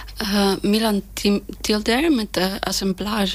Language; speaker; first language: Dutch; non-native, fluent; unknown